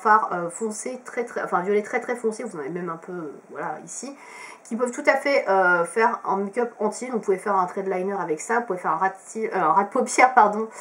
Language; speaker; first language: French; native; French